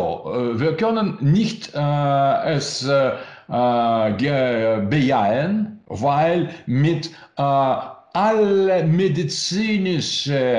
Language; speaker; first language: German; non-native, learner; Russian